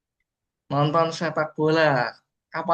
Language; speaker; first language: Indonesian; native; Indonesian